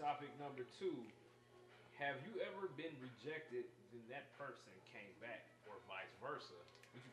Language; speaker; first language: English; native; English